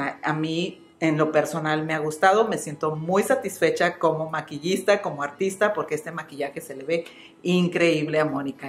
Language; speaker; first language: Spanish; native; Spanish